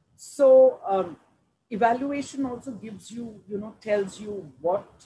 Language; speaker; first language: English; non-native, local second language; Punjabi